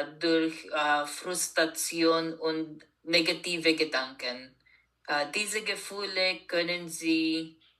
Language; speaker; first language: German; non-native, learner; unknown